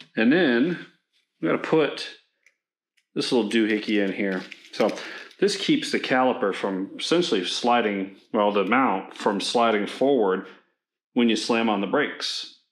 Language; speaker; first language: English; native; English